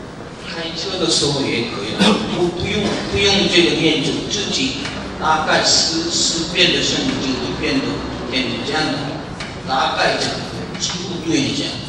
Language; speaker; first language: Chinese; non-native, learner; Korean